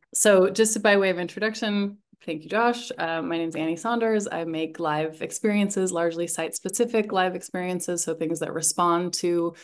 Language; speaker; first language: English; native; English